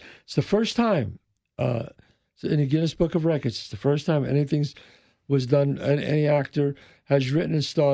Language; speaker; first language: English; native; English